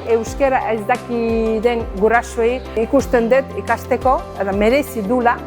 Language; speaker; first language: Basque; non-native, fluent; Azerbaijani